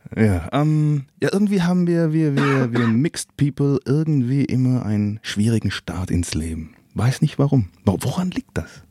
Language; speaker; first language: German; native; German